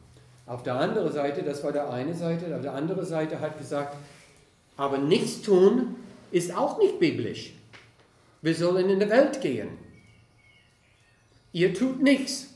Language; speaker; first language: German; non-native, fluent; English